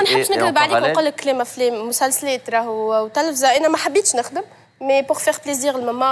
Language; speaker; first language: Arabic; native; Arabic